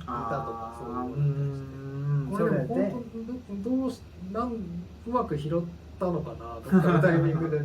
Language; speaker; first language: Japanese; native; Japanese